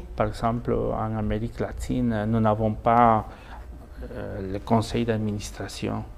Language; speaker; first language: French; non-native, fluent; Spanish